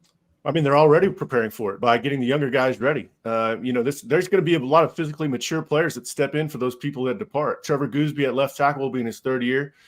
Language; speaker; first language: English; native; English